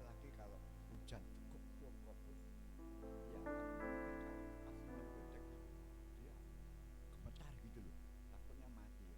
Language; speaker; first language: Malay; non-native, local second language; Javanese